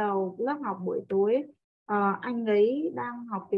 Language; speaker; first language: Vietnamese; native; Vietnamese